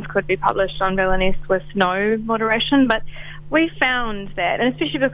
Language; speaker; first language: English; native; English